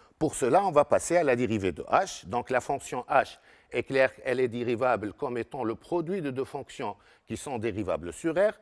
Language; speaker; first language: French; non-native, local second language; Arabic